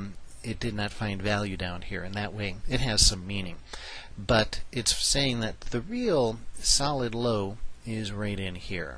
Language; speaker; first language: English; native; English